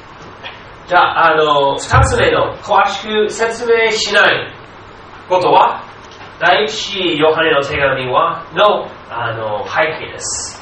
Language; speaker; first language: Japanese; non-native, fluent; English